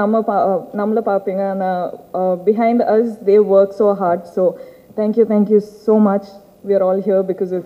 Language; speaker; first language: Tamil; non-native, learner; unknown